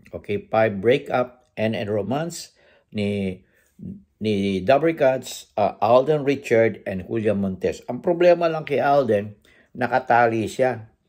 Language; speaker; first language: Filipino; native; Filipino